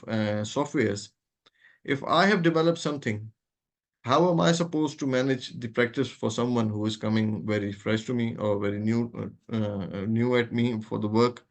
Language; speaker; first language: English; non-native, local second language; Urdu